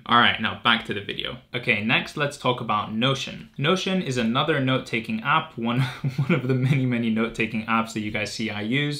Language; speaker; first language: English; native; English